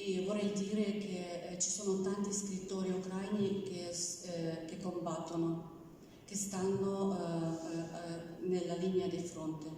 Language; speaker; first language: Italian; non-native, learner; Ukrainian